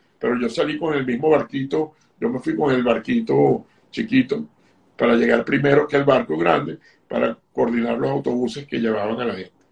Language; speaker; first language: Spanish; native; Spanish